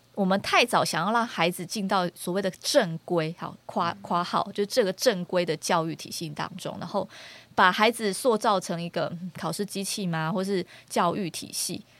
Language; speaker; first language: Chinese; native; Chinese